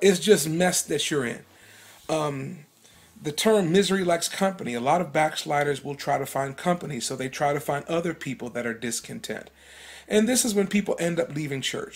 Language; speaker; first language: English; native; English